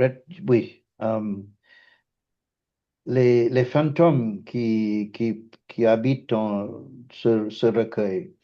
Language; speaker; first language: French; non-native, fluent; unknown